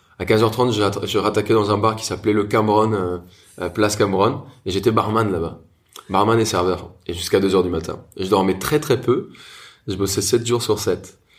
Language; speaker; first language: French; non-native, fluent; Spanish